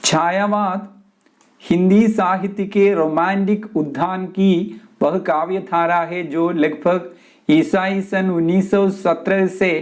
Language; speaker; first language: Hindi; non-native, local second language; Malayalam